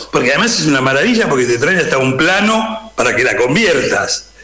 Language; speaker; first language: Spanish; native; Spanish